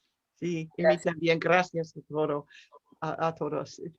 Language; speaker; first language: Spanish; non-native, learner; English